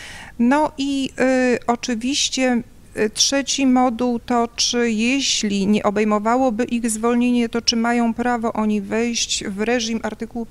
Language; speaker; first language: Polish; native; Polish